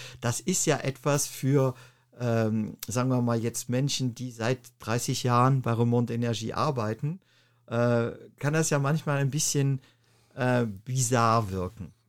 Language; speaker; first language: German; native; German